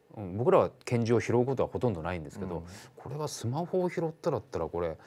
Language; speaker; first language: Japanese; native; Japanese